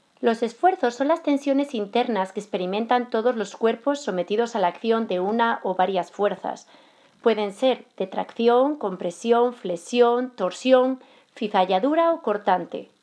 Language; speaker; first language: Spanish; native; Spanish